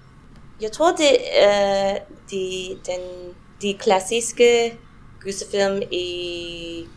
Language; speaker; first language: Danish; non-native, fluent; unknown